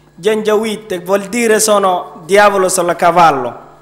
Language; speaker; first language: Italian; non-native, learner; Arabic